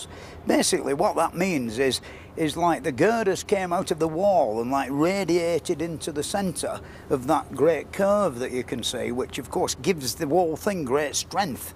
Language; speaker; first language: English; native; English